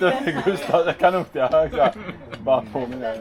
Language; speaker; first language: Swedish; native; Swedish